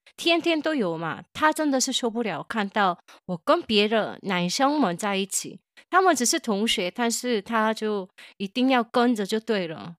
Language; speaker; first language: Chinese; non-native, fluent; Korean